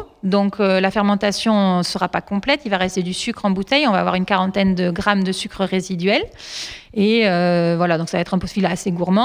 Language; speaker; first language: French; native; French